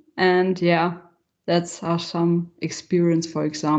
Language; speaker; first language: English; non-native, fluent; German